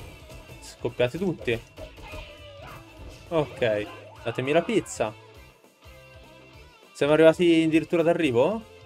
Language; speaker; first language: Italian; native; Italian